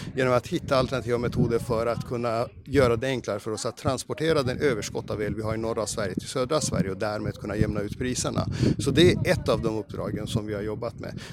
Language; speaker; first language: Swedish; native; Swedish